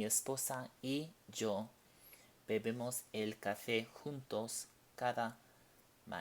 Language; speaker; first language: Spanish; non-native, fluent; English